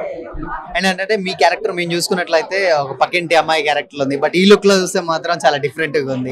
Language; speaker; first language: Telugu; native; Telugu